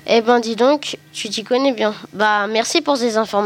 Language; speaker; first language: French; native; French